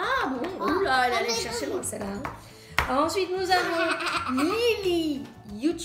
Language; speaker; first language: French; native; French